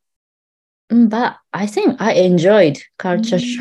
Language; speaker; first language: English; non-native, learner; Japanese